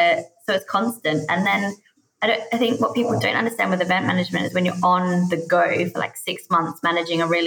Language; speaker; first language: English; native; English